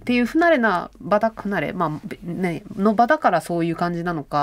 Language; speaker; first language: Japanese; native; Japanese